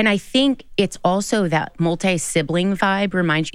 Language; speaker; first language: English; native; English